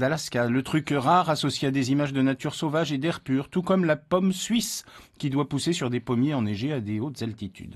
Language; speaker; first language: French; native; French